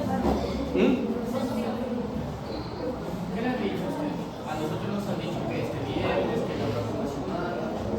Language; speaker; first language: Spanish; native; Spanish